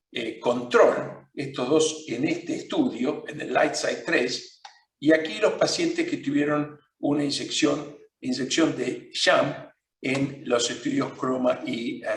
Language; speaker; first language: Spanish; non-native, fluent; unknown